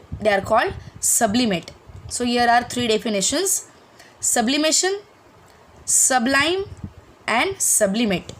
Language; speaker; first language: English; non-native, local second language; Hindi